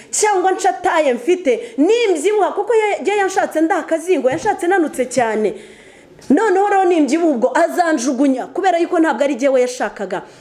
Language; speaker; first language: Kinyarwanda; early bilingual, heritage; Kinyarwanda